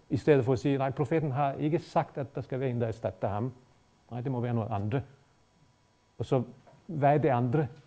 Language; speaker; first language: Danish; non-native, fluent; Bosnian